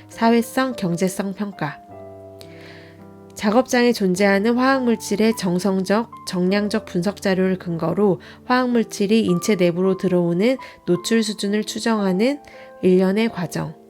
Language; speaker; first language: Korean; native; Korean